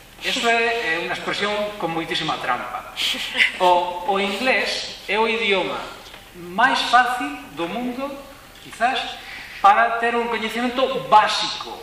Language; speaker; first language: Galician; non-native, local second language; Spanish